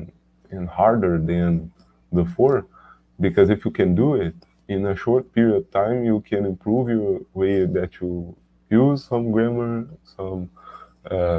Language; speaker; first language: English; non-native, learner; Portuguese